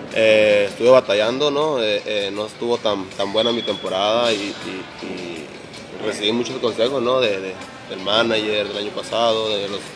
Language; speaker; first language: Spanish; native; Spanish